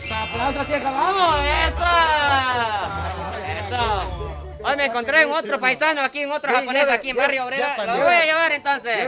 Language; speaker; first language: Spanish; non-native, fluent; English